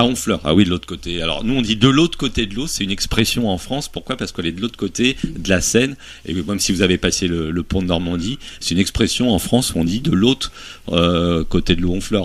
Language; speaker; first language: French; native; French